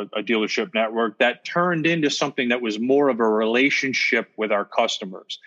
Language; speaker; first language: English; native; English